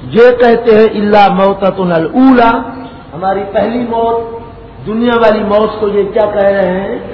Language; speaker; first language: Urdu; non-native, local second language; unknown